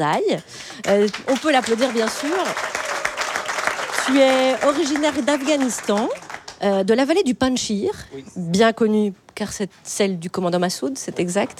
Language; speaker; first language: French; native; French